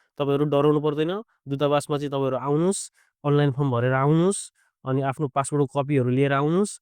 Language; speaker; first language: Nepali; native; Nepali